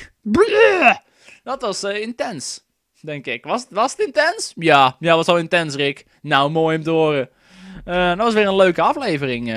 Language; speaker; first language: Dutch; native; Dutch